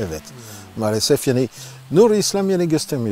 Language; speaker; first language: Turkish; non-native, learner; French